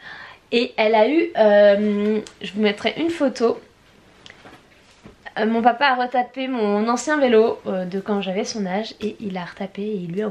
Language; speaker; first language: French; native; French